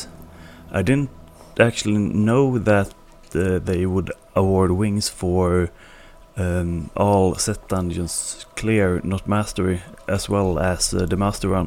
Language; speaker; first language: English; non-native, fluent; Swedish